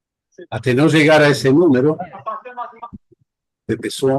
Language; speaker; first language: Portuguese; non-native, fluent; Spanish